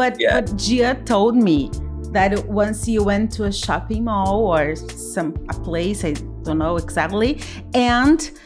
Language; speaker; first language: English; non-native, fluent; Portuguese